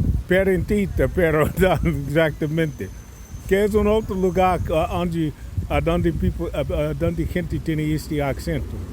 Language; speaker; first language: Spanish; non-native, learner; English